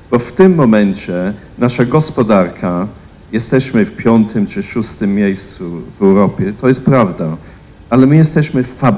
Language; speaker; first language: Polish; non-native, fluent; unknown